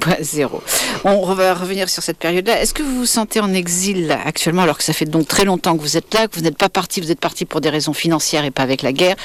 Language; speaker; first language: French; native; French